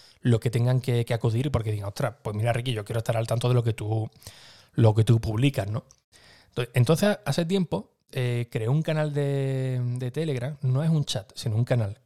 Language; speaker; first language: Spanish; native; Spanish